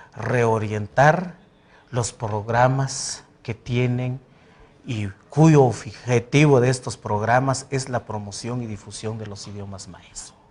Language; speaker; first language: Spanish; non-native, local second language; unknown